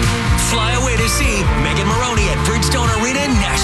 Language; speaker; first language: English; native; English